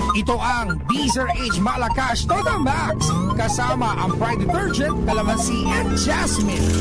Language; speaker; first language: Filipino; native; Filipino